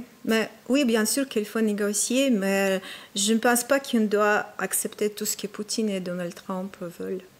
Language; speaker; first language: French; non-native, fluent; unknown